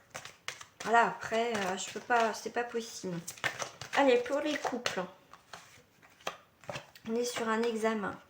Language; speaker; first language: French; native; French